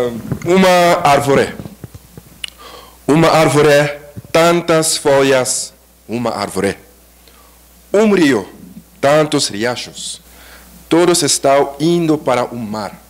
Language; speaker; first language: Portuguese; non-native, learner; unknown